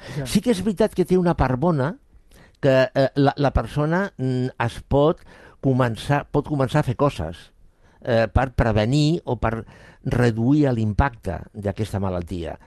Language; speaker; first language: Catalan; non-native, local second language; Spanish